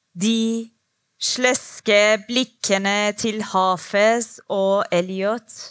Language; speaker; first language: Norwegian; non-native, learner; Persian